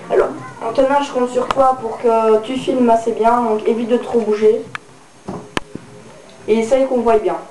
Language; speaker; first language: French; native; French